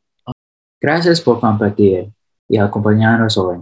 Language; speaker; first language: Spanish; early bilingual, heritage; English